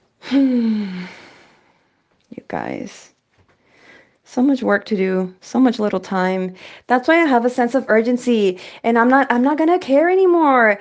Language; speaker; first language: English; early bilingual, other home language; Spanish